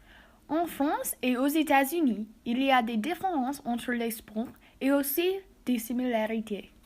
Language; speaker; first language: French; non-native, learner; English